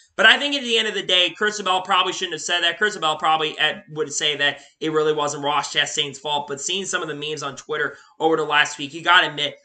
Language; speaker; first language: English; native; English